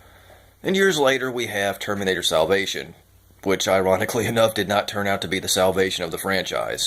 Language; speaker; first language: English; native; English